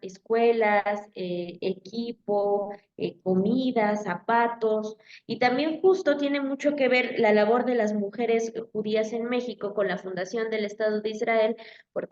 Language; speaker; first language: Spanish; native; Spanish